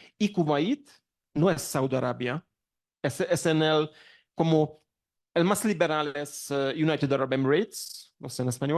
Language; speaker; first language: Spanish; non-native, learner; Hungarian